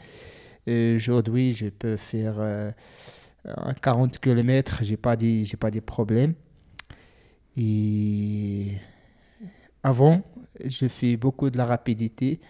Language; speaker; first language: French; non-native, learner; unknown